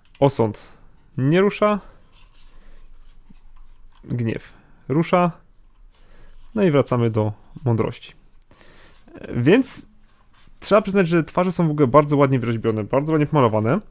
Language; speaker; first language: Polish; native; Polish